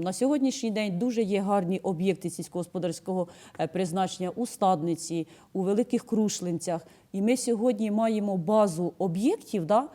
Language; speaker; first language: Ukrainian; native; Ukrainian